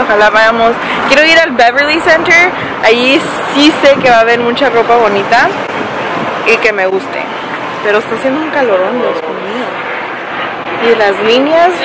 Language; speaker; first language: Spanish; early bilingual, heritage; Spanish